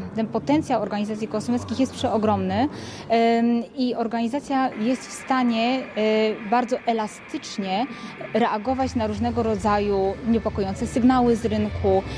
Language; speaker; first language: Polish; native; Polish